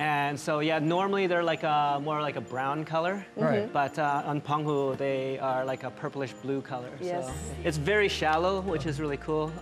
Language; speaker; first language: English; native; English